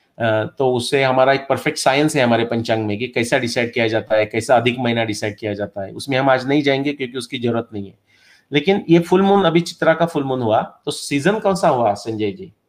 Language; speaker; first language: Hindi; non-native, local second language; Marathi